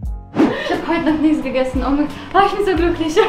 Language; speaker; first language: German; non-native, learner; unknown